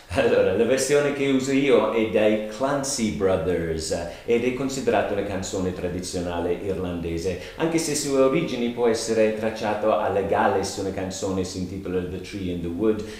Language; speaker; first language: Italian; non-native, fluent; English